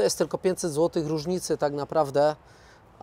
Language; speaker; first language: Polish; native; Polish